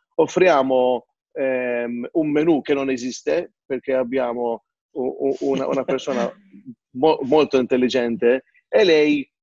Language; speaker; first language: Italian; non-native, fluent; Maltese